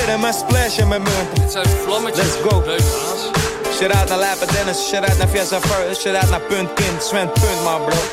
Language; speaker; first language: Dutch; native; Dutch